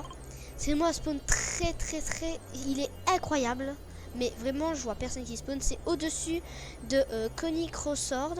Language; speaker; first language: French; native; French